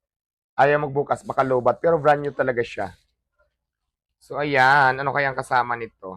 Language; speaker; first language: Filipino; non-native, local second language; Hiligaynon